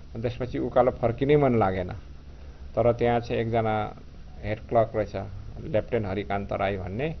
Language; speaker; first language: Nepali; non-native, local second language; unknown